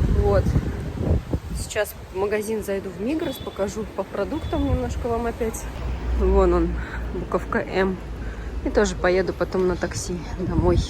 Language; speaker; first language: Russian; non-native, local second language; Tatar